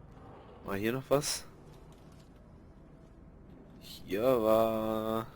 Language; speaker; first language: German; native; German